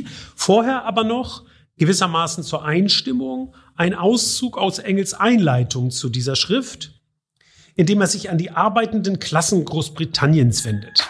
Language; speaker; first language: German; native; German